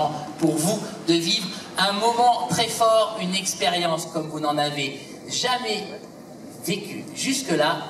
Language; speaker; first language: French; native; French